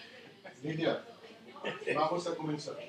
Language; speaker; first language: Spanish; native; Spanish